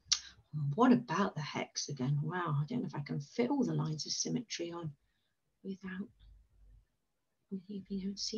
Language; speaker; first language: English; native; English